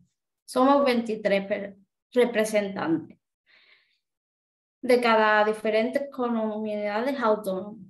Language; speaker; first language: Spanish; native; Spanish